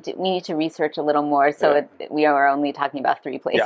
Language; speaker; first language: English; non-native, fluent; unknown